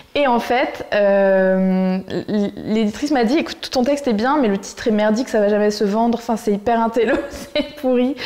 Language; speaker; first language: French; native; French